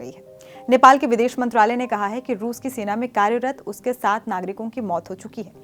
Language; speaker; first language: Hindi; native; Hindi